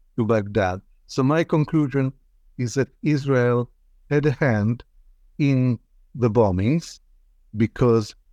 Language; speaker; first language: English; non-native, fluent; Arabic